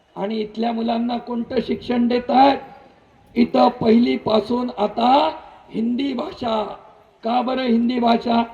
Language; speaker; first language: Marathi; non-native, local second language; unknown